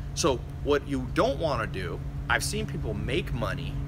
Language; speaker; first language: English; native; English